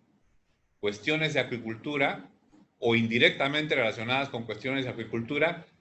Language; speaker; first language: Spanish; native; Spanish